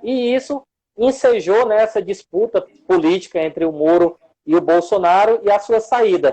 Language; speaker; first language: Portuguese; native; Portuguese